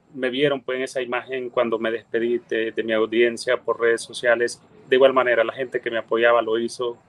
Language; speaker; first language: Spanish; native; Spanish